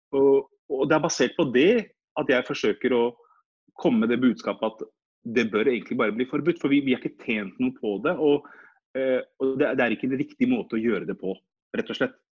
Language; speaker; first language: Norwegian; early bilingual, other home language; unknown